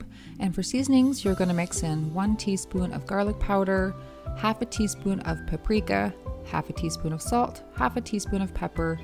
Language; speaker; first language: English; native; English